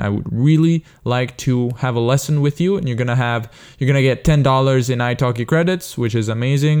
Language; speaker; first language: English; non-native, fluent; Italian